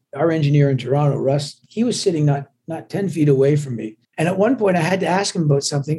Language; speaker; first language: English; native; English